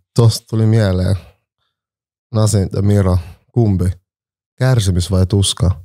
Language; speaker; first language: Finnish; early bilingual, other home language; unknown